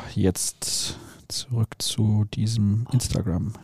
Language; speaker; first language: German; native; German